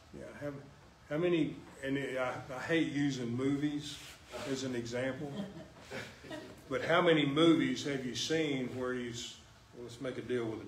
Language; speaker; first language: English; native; English